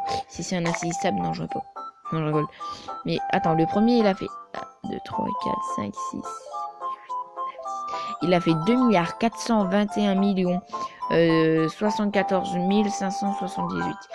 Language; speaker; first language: French; native; French